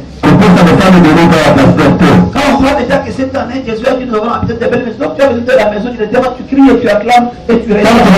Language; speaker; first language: French; non-native, local second language; Lingala